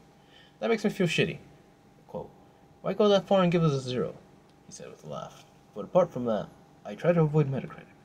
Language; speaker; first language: English; native; English